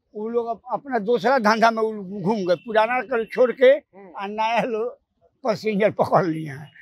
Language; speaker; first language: Hindi; native; Hindi